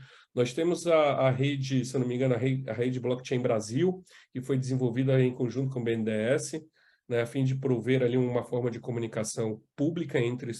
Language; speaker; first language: Portuguese; native; Portuguese